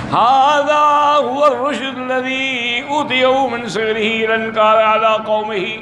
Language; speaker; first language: Arabic; non-native, fluent; Urdu